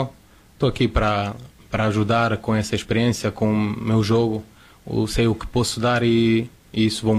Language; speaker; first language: Portuguese; non-native, fluent; Croatian